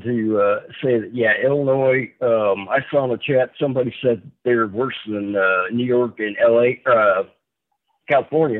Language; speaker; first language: English; native; English